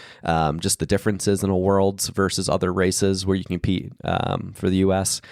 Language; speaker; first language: English; native; English